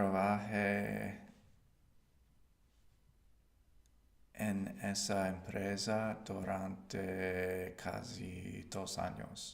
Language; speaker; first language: Spanish; non-native, learner; English